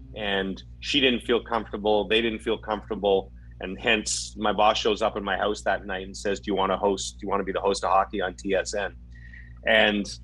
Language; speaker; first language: English; native; English